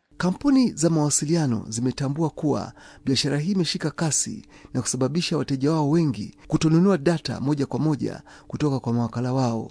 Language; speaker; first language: Swahili; non-native, local second language; Ganda